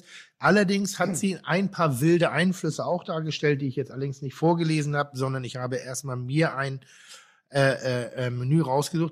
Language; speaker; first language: German; native; German